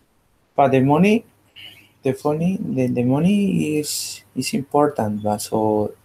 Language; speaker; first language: English; non-native, learner; Spanish